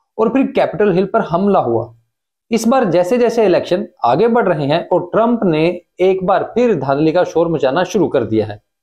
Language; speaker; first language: Urdu; native; Urdu